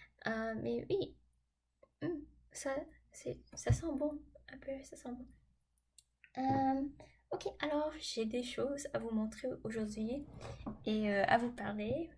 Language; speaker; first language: French; non-native, fluent; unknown